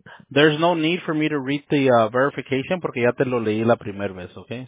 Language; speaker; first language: English; early bilingual, other home language; Spanish